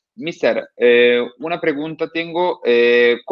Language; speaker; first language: Spanish; non-native, learner; Italian